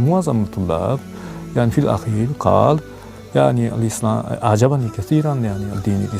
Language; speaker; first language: Arabic; non-native, learner; Japanese